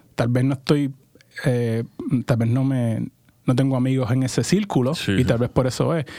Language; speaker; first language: Spanish; native; Spanish